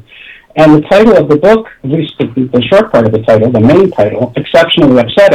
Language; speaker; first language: English; native; English